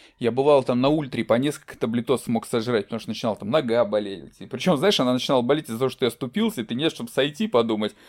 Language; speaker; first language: Russian; native; Russian